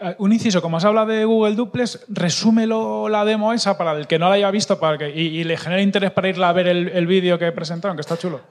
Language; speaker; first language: Spanish; native; Spanish